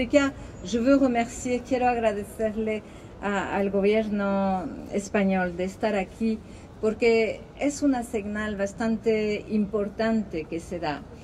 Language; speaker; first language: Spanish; early bilingual, heritage; Spanish